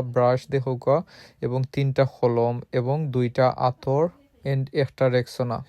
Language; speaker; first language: Bangla; native; Bangla